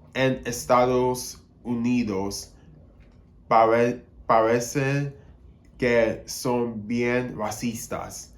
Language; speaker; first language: Spanish; early bilingual, heritage; Spanish